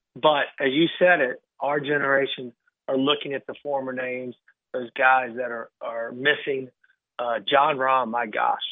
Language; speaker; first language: English; native; English